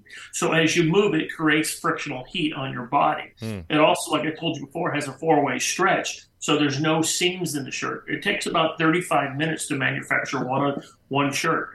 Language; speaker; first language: English; native; English